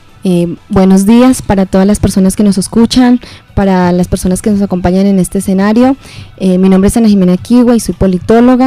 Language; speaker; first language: Spanish; native; Spanish